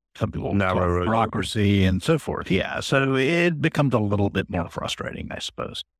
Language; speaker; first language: English; native; English